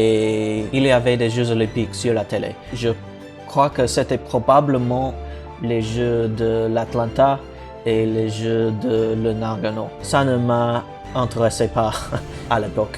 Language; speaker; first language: French; non-native, learner; English